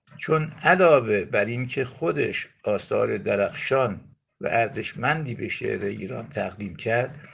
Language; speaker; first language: Persian; native; Persian